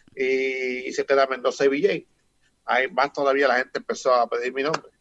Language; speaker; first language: Spanish; native; Spanish